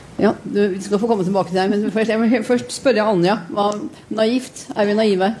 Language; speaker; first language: Norwegian; native; Norwegian